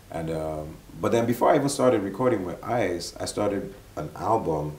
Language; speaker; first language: English; non-native, local second language; Igbo